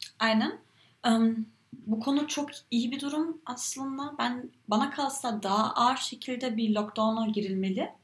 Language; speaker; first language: Turkish; early bilingual, heritage; Turkish